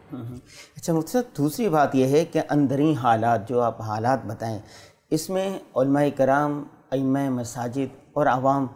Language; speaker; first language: Urdu; non-native, local second language; Saraiki